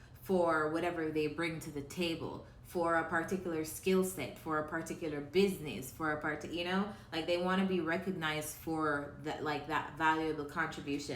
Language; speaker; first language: English; native; English